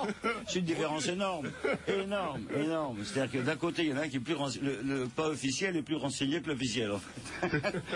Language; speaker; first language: French; native; French